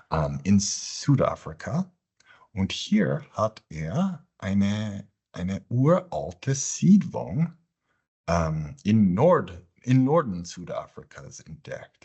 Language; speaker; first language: German; non-native, fluent; English